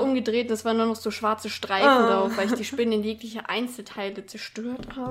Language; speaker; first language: German; native; German